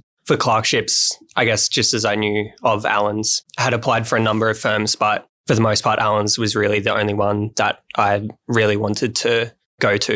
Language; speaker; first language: English; native; English